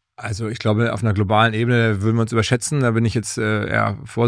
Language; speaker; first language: German; native; German